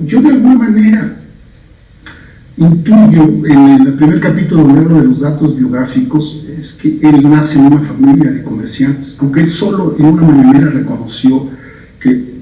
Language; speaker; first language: Spanish; native; Spanish